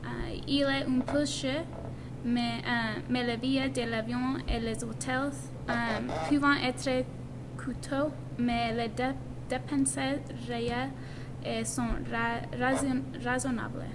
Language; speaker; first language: French; non-native, learner; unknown